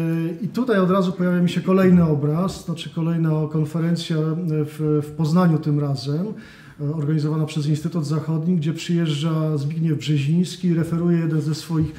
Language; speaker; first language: Polish; native; Polish